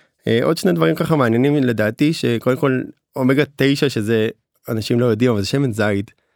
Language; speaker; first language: Hebrew; native; Hebrew